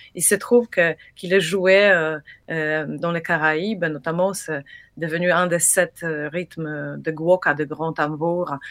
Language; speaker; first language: French; non-native, fluent; Polish